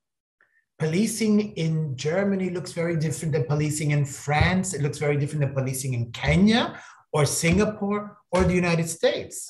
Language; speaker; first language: English; native; English